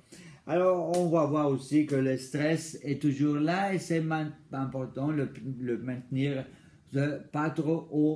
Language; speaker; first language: French; non-native, fluent; Spanish